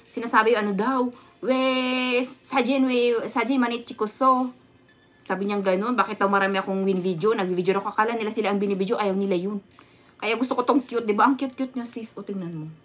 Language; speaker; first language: Filipino; non-native, local second language; Cebuano